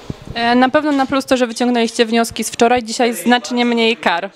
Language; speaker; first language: Polish; native; Polish